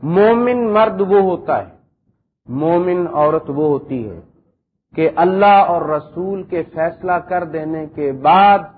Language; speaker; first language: Urdu; non-native, local second language; Punjabi